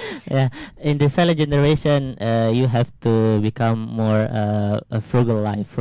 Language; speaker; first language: English; non-native, learner; Indonesian